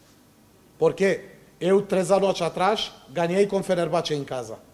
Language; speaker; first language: Portuguese; non-native, learner; Romanian